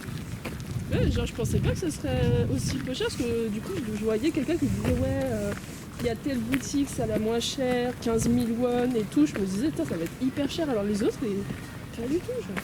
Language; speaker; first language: French; native; French